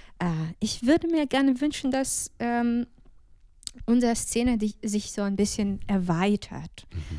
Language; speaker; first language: German; non-native, fluent; Ukrainian